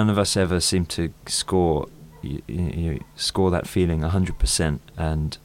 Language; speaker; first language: English; native; English